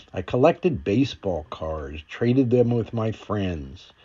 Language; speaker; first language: English; native; English